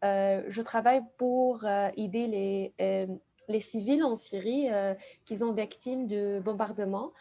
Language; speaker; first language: French; non-native, fluent; Arabic